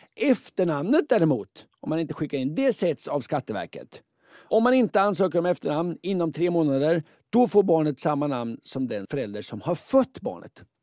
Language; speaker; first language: Swedish; native; Swedish